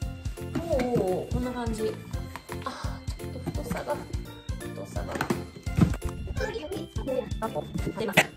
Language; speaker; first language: Japanese; native; Japanese